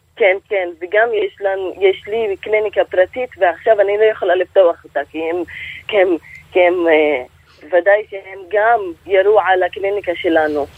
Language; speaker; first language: Hebrew; non-native, local second language; Arabic